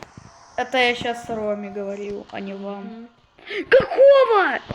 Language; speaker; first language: Russian; native; Russian